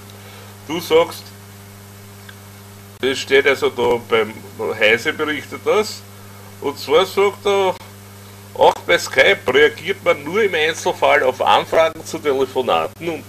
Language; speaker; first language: German; native; German